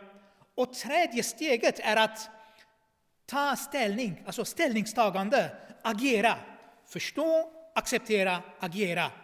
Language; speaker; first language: Swedish; non-native, fluent; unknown